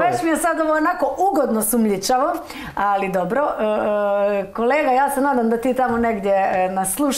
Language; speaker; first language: Croatian; native; Croatian